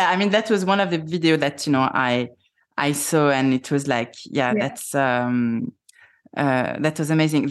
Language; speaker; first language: English; non-native, fluent; French